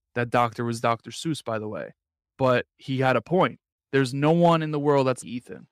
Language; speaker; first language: English; native; English